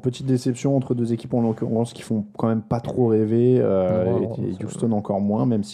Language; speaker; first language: French; native; French